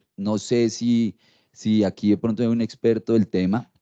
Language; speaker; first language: Spanish; native; Spanish